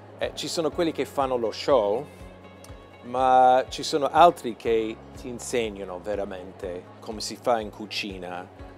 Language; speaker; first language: Italian; non-native, fluent; English